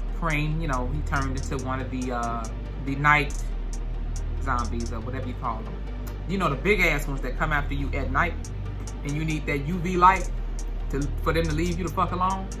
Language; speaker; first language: English; native; English